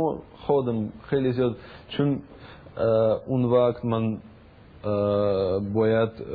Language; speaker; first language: Persian; non-native, learner; Russian